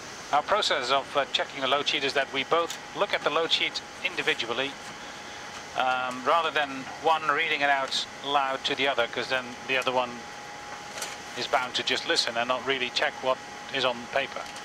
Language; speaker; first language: English; non-native, fluent; Dutch